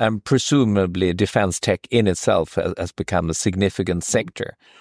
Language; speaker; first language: English; non-native, fluent; Swedish